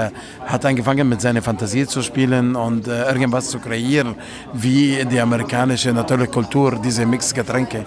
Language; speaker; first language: German; non-native, fluent; Italian